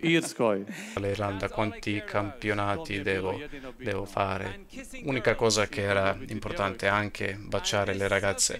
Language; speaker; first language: Italian; non-native, fluent; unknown